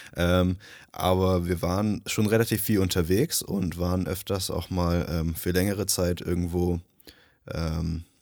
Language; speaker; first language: German; early bilingual, other home language; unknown